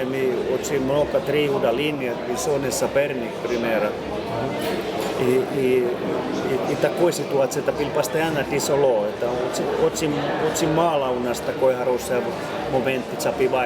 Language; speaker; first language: Russian; non-native, learner; Finnish